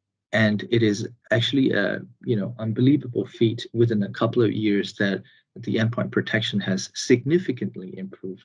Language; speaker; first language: English; non-native, fluent; Burmese